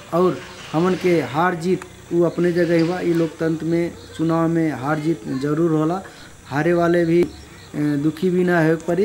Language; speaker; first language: Bhojpuri; non-native, local second language; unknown